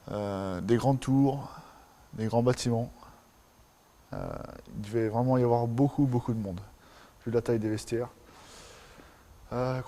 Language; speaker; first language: French; native; French